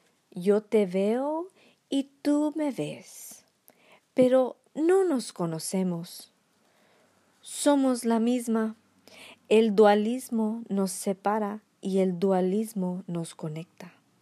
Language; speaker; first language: Spanish; early bilingual, heritage; Spanish